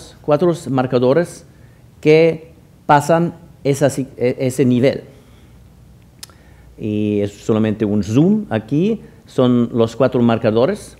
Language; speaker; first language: Spanish; non-native, fluent; German